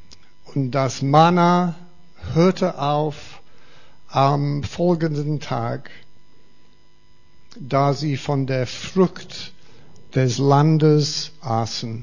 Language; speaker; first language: German; non-native, fluent; English